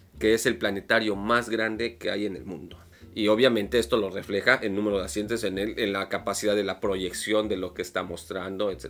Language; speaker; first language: Spanish; native; Spanish